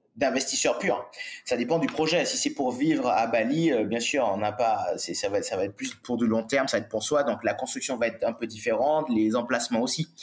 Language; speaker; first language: French; native; French